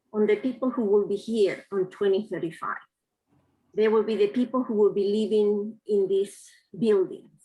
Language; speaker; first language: English; non-native, fluent; Spanish